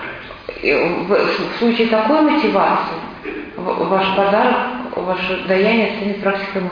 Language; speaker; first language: Russian; native; Russian